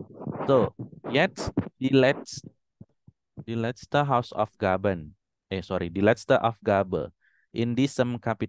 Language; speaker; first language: German; non-native, fluent; Indonesian